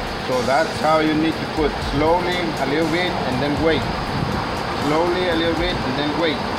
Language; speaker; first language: English; non-native, fluent; Spanish